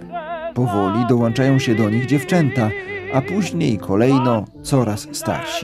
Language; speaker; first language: Polish; native; Polish